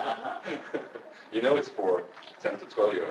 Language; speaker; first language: English; non-native, fluent; Swedish